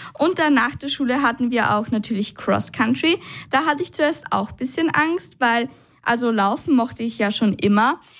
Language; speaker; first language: German; native; German